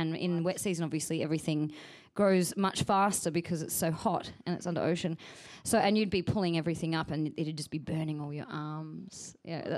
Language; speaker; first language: English; native; English